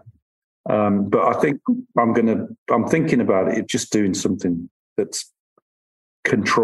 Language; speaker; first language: English; native; English